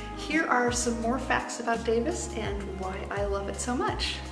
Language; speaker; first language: English; native; English